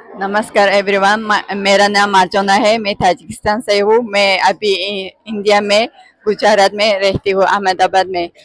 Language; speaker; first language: Hindi; non-native, learner; Tajik